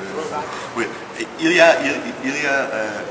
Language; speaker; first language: French; non-native, learner; English